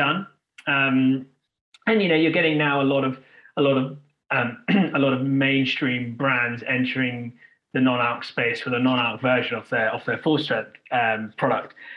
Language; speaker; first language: English; native; English